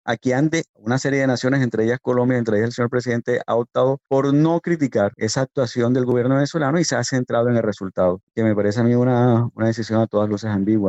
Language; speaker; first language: Spanish; native; Spanish